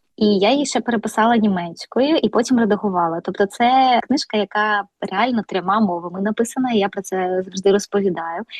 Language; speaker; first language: Ukrainian; non-native, local second language; Russian